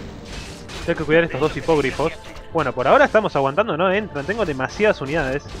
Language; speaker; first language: Spanish; native; Spanish